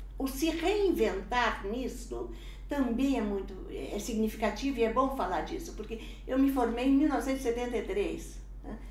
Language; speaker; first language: Portuguese; early bilingual, other home language; Italian